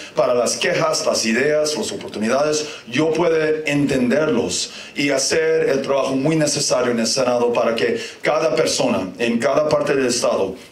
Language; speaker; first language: Spanish; non-native, fluent; English